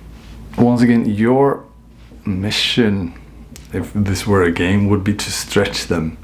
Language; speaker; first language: English; non-native, fluent; Swedish